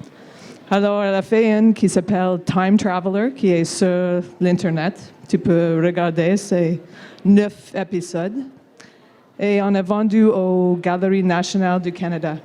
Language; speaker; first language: French; non-native, local second language; English